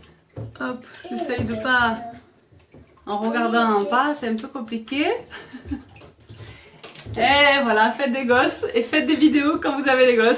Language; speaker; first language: French; native; French